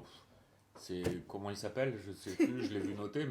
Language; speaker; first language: French; native; French